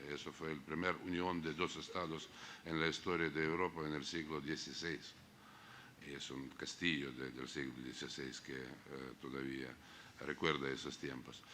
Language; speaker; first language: Spanish; non-native, fluent; Russian